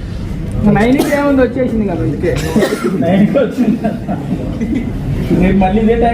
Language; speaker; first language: Telugu; native; Telugu